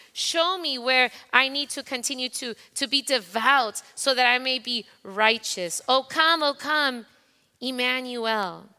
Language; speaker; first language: English; non-native, fluent; Spanish